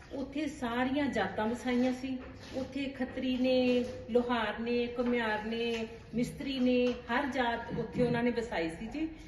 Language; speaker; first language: Punjabi; native; Punjabi